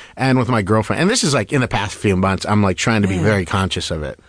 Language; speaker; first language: English; native; English